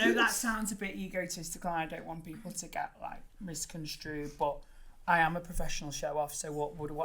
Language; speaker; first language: English; native; English